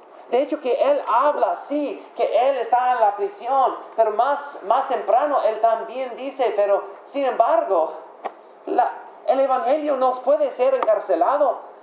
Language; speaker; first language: Spanish; non-native, fluent; English